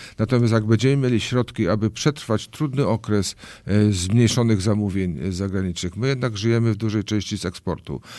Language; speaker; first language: Polish; native; Polish